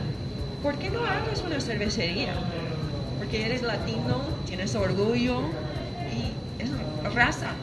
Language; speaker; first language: Spanish; non-native, fluent; English